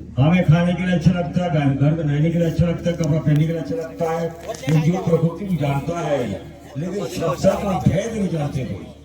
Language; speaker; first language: Hindi; non-native, local second language; Marathi